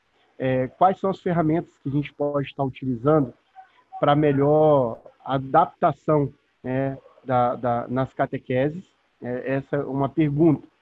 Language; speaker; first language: Portuguese; native; Portuguese